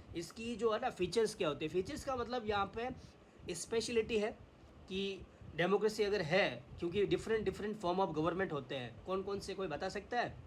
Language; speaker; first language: Hindi; native; Hindi